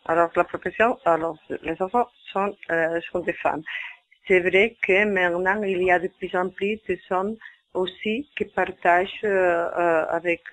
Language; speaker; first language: French; non-native, fluent; Spanish